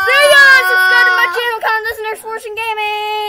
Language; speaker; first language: English; native; English